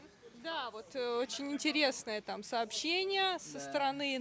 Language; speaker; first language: Russian; native; Russian